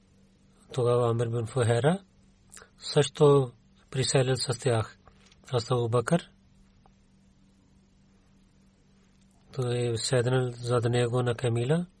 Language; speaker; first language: Bulgarian; non-native, learner; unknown